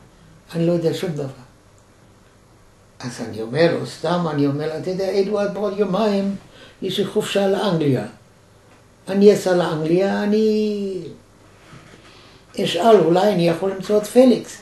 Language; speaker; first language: Hebrew; non-native, fluent; German